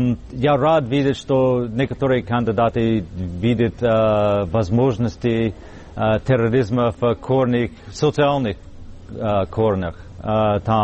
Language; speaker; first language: Russian; non-native, fluent; English